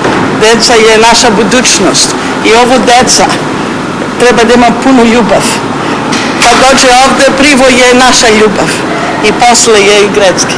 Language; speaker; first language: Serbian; non-native, learner; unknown